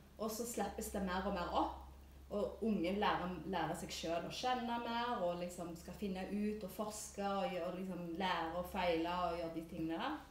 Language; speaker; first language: Norwegian; early bilingual, other home language; Somali